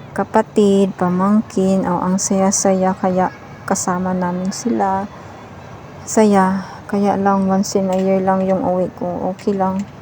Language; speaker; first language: Filipino; non-native, local second language; Cebuano